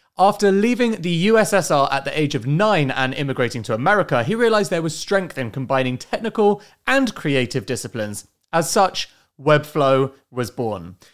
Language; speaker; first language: English; native; English